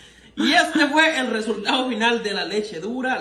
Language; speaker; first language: Spanish; native; Spanish